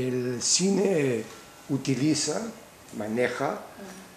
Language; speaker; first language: Spanish; native; Spanish